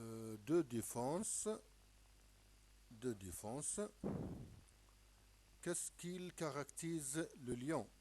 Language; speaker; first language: French; non-native, local second language; Arabic